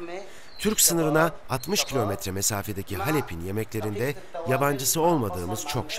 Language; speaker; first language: Turkish; native; Turkish